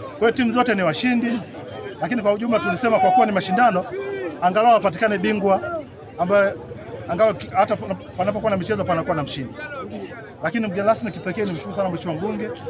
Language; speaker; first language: Swahili; native; Swahili